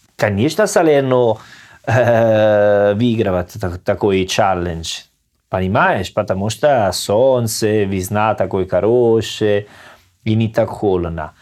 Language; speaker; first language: Russian; non-native, learner; Italian